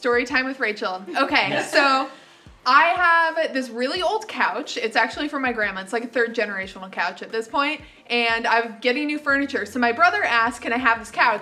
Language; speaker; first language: English; native; English